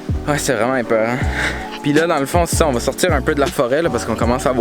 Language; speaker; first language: French; native; French